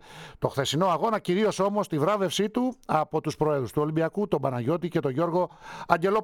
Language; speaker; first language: Greek; native; Greek